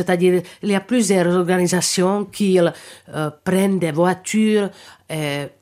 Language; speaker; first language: French; non-native, fluent; Czech